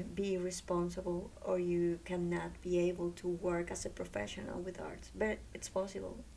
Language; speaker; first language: English; non-native, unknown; Spanish